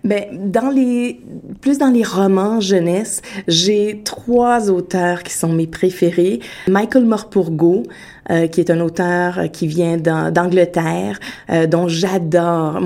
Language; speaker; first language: French; native; French